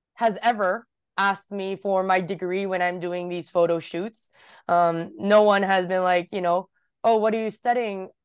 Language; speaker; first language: English; early bilingual, other home language; Japanese